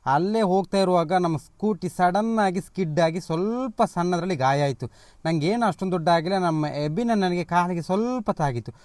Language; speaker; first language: Kannada; non-native, local second language; Tulu